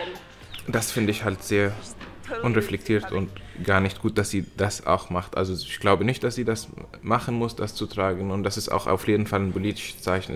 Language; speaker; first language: German; non-native, fluent; Arabic